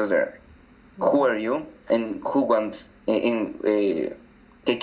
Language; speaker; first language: English; non-native, learner; Spanish